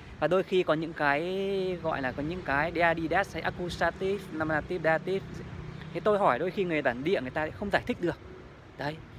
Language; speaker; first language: Vietnamese; native; Vietnamese